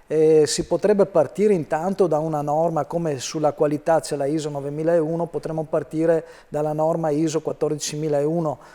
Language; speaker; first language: Italian; native; Italian